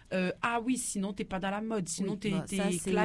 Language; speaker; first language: French; native; French